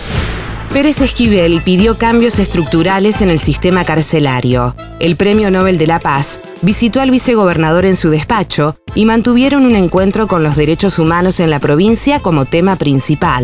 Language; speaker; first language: Spanish; native; Spanish